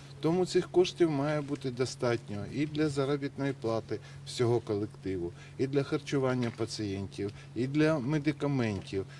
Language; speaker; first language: Ukrainian; native; Ukrainian